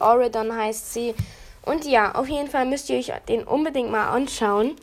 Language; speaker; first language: German; native; German